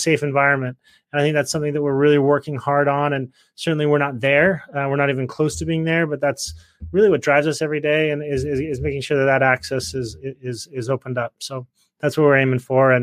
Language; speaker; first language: English; native; English